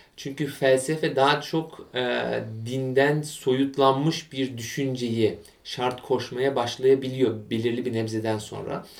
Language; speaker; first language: Turkish; early bilingual, heritage; Turkish